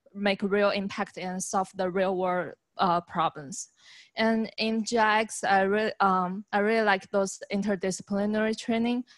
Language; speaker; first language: English; non-native, fluent; Chinese